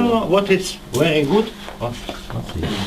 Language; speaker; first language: English; non-native, learner; Russian